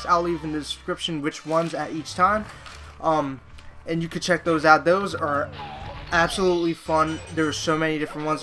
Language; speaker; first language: English; native; English